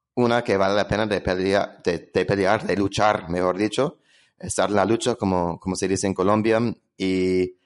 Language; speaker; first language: Spanish; non-native, fluent; English